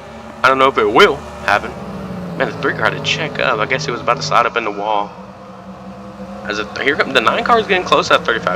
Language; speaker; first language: English; native; English